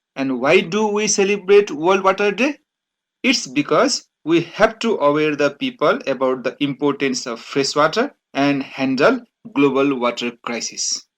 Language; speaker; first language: English; non-native, local second language; Nepali